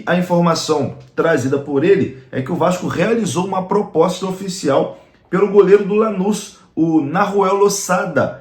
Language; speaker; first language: Portuguese; native; Portuguese